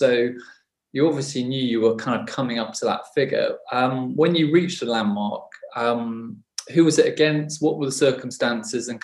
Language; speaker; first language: English; native; English